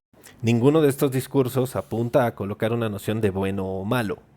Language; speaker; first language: Spanish; native; Spanish